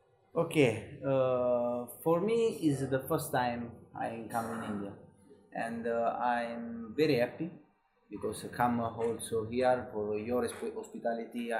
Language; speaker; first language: English; non-native, learner; Italian